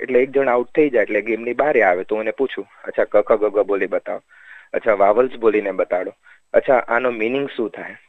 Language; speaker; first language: Gujarati; early bilingual, heritage; Gujarati